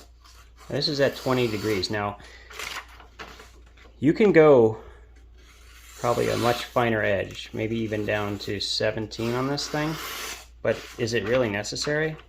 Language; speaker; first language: English; native; English